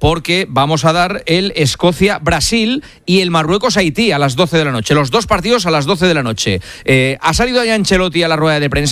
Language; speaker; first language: Spanish; native; Spanish